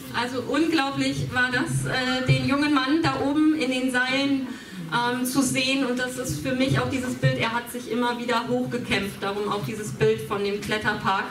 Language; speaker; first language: German; native; German